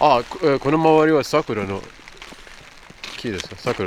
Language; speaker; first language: Japanese; non-native, fluent; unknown